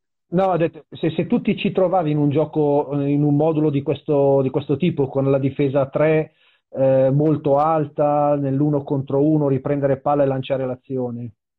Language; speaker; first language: Italian; native; Italian